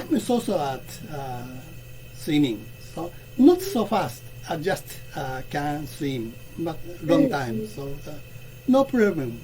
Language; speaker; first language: English; non-native, learner; Japanese